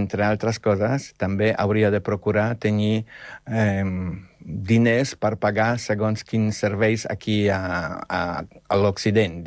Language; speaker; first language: Catalan; non-native, fluent; Polish